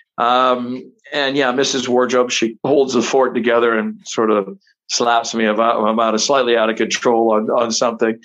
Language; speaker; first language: English; native; English